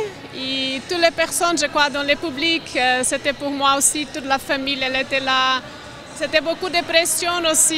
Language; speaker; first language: French; non-native, learner; Portuguese